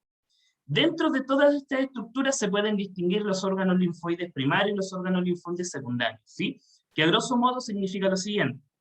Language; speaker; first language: Spanish; native; Spanish